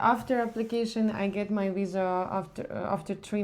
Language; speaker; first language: English; non-native, learner; Ukrainian